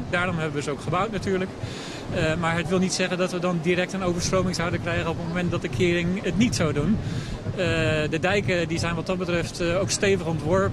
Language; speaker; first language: Dutch; native; Dutch